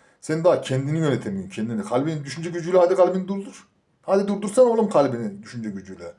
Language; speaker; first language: Turkish; native; Turkish